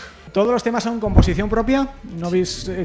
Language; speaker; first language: Spanish; native; Spanish